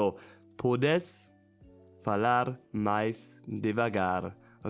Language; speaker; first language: Portuguese; non-native, learner; German